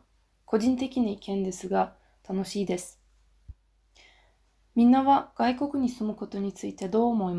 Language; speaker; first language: Japanese; non-native, fluent; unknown